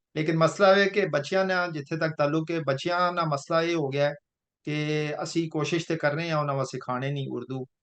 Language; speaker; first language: Urdu; non-native, local second language; Pahari-Potwari